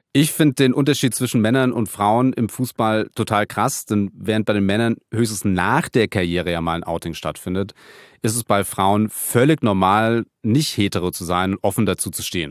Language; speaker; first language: German; native; German